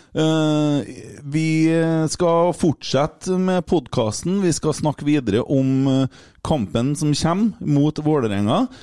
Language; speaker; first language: Norwegian; native; Norwegian